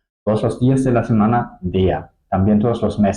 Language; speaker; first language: Spanish; non-native, fluent; German